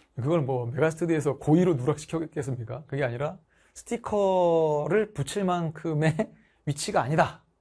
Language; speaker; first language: Korean; native; Korean